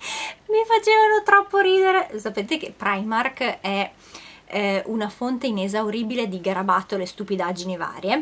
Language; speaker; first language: Italian; native; Italian